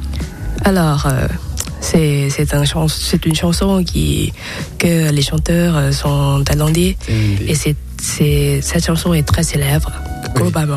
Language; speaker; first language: French; non-native, learner; Thai